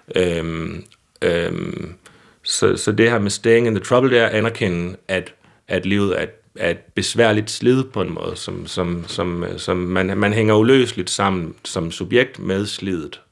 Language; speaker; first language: Danish; native; Danish